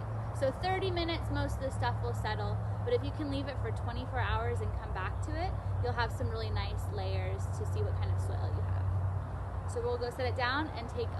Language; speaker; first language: English; native; English